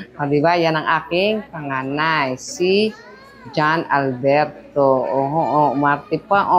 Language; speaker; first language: Filipino; non-native, local second language; Pampanga